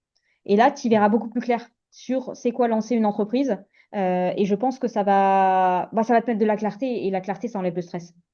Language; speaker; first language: French; native; French